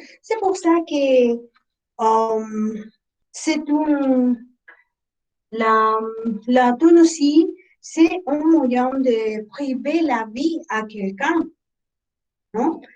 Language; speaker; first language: French; non-native, learner; Spanish